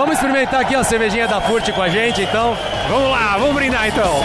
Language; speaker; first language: Portuguese; native; Portuguese